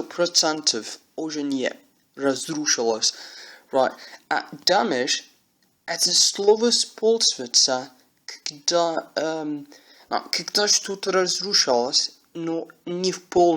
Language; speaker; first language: Russian; non-native, learner; English